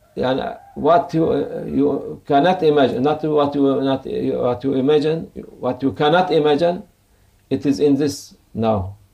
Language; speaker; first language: English; non-native, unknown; Turkish